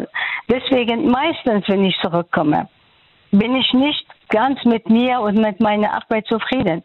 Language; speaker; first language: German; non-native, fluent; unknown